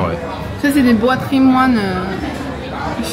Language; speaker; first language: French; non-native, fluent; Chinese